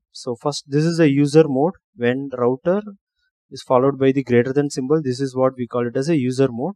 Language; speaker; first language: English; non-native, local second language; Tamil